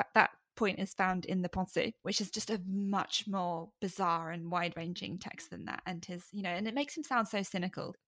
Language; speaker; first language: English; native; English